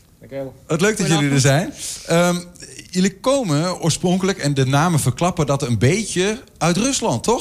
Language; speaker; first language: Dutch; native; Dutch